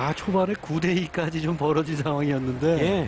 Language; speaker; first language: Korean; native; Korean